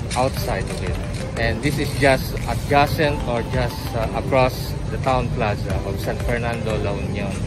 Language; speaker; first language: English; non-native, local second language; Iloko